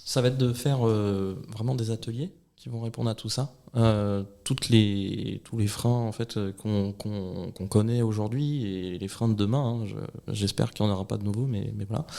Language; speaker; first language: French; native; French